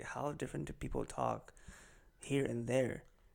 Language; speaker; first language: English; non-native, local second language; Cantonese